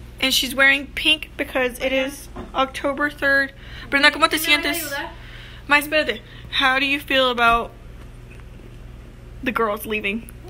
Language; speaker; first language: English; early bilingual, other home language; Spanish